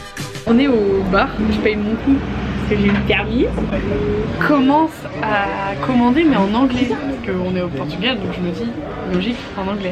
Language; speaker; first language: French; native; French